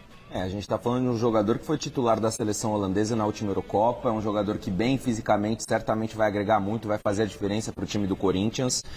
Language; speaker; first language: Portuguese; native; Portuguese